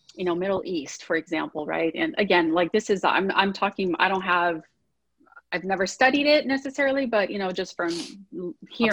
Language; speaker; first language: English; early bilingual, other home language; Portuguese